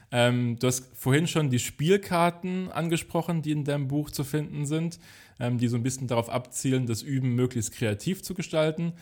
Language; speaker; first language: German; native; German